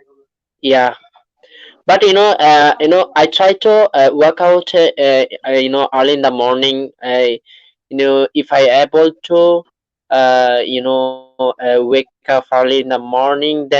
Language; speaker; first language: English; non-native, learner; Bangla